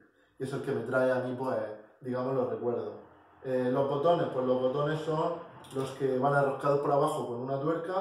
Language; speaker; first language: Spanish; native; Spanish